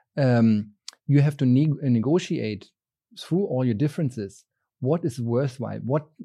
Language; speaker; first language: English; non-native, fluent; German